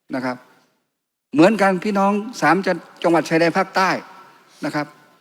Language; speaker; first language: Thai; non-native, local second language; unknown